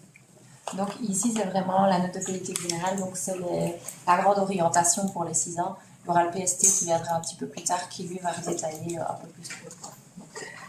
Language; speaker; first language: French; native; French